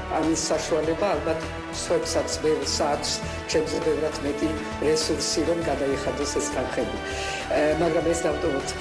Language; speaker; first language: Georgian; early bilingual, heritage; Georgian